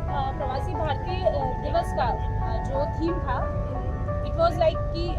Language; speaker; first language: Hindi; native; Hindi